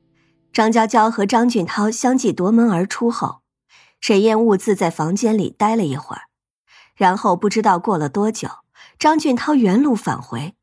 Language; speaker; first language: Chinese; native; Chinese